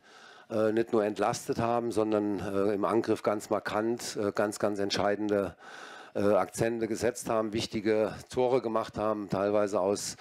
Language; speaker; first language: German; native; German